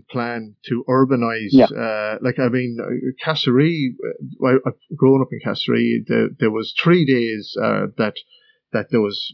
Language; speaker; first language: English; native; English